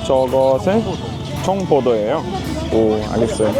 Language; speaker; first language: Korean; non-native, learner; Portuguese